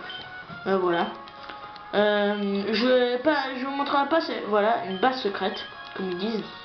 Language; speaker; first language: French; native; French